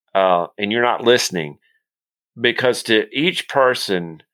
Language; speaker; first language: English; native; English